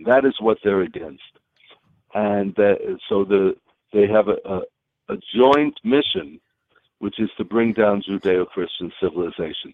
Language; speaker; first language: English; native; English